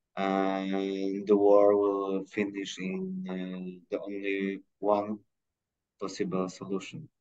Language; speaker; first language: English; non-native, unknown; Polish